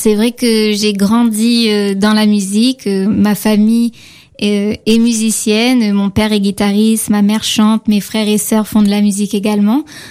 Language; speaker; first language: French; native; French